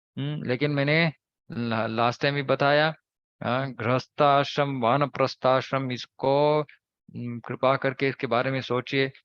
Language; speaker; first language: Hindi; non-native, local second language; Kannada